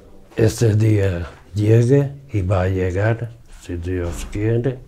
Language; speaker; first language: Spanish; non-native, fluent; Portuguese